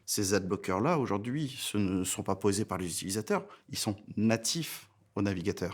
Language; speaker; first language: French; native; French